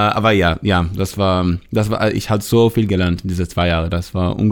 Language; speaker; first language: German; non-native, learner; Hebrew